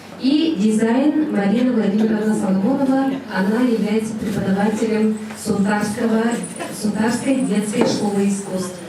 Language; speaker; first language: Russian; non-native, local second language; Yakut